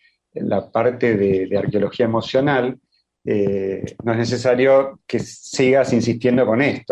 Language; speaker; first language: Spanish; native; Spanish